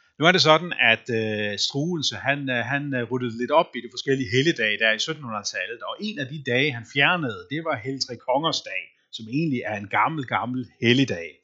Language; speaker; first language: Danish; non-native, local second language; Faroese